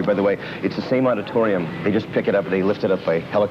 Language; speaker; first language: English; native; English